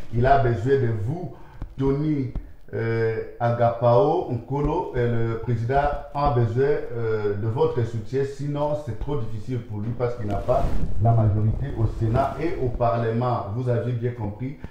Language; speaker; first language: French; non-native, local second language; Lingala